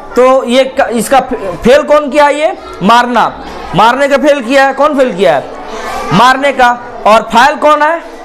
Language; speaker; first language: Hindi; native; Hindi